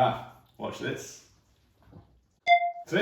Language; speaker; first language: English; native; English